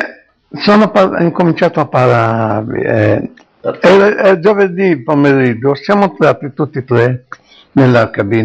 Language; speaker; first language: Italian; non-native, local second language; Arabic